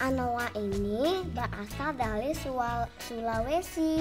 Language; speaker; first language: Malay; early bilingual, heritage; Indonesian